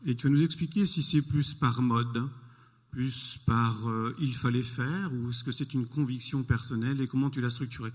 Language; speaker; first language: French; native; French